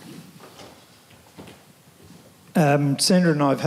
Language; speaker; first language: English; native; English